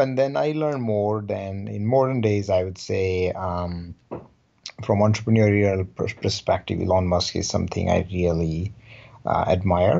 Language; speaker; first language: English; non-native, local second language; Rajasthani